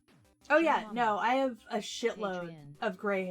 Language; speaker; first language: English; native; English